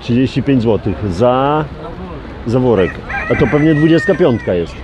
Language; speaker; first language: Polish; native; Polish